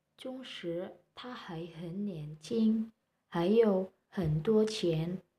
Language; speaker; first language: Chinese; non-native, learner; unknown